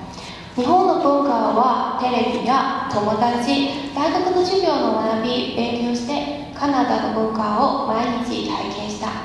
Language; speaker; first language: Japanese; non-native, learner; Chinese